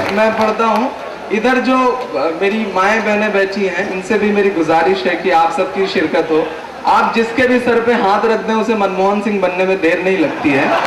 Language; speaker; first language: Hindi; native; Hindi